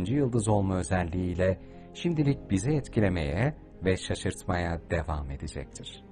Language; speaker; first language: Turkish; native; Turkish